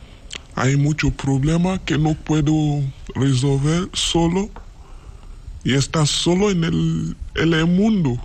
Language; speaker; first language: Spanish; non-native, learner; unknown